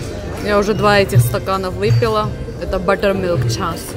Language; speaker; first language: Russian; early bilingual, heritage; Russian